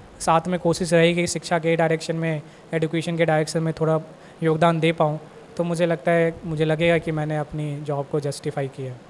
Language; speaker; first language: Hindi; native; Hindi